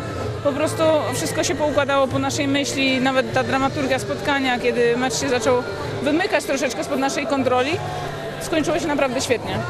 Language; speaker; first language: Polish; native; Polish